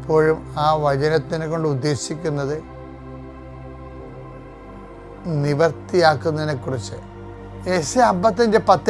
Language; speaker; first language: Malayalam; native; Malayalam